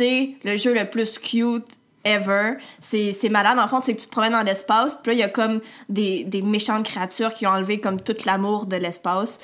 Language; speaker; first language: French; native; French